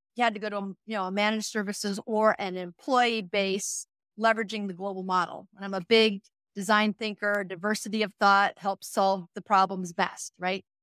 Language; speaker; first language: English; native; English